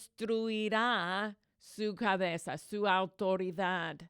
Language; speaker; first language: Spanish; non-native, fluent; English